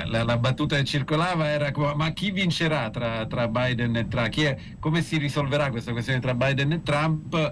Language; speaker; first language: Italian; native; Italian